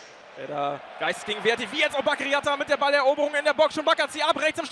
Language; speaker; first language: German; native; German